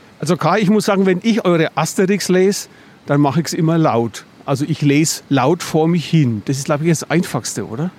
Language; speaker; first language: German; native; German